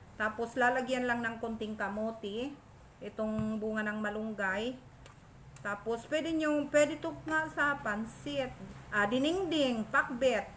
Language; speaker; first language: Filipino; non-native, local second language; Masbatenyo